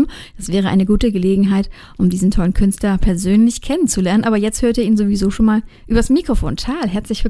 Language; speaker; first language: German; native; German